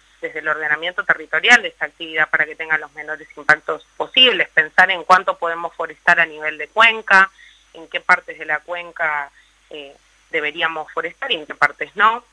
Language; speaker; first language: Spanish; native; Spanish